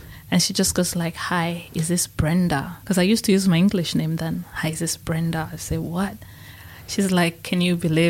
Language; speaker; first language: English; non-native, local second language; Meru